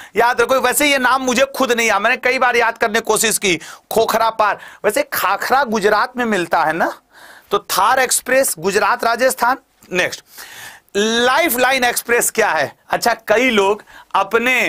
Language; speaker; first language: Hindi; native; Hindi